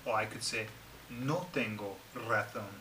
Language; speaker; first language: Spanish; non-native, fluent; English